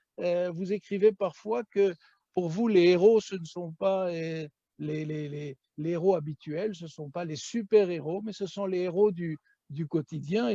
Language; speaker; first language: French; native; French